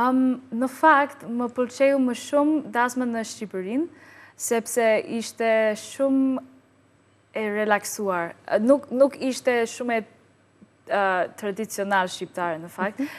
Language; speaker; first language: Albanian; non-native, learner; English